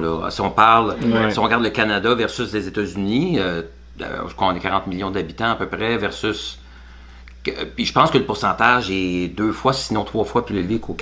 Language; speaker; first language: French; native; French